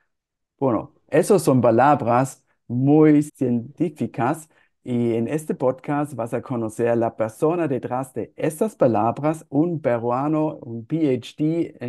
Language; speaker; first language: Spanish; non-native, fluent; German